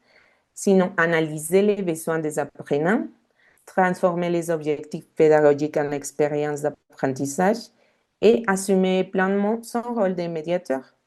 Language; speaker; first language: French; non-native, fluent; Spanish